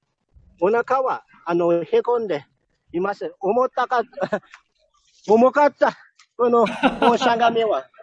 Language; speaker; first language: Japanese; non-native, fluent; Malagasy